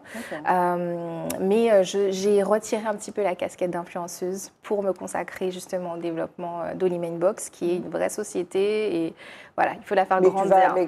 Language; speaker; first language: French; native; French